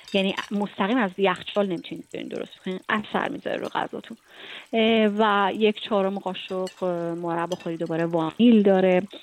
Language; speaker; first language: Persian; native; Persian